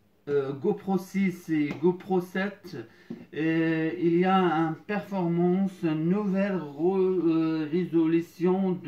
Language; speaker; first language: French; non-native, fluent; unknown